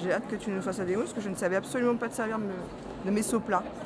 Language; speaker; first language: French; native; French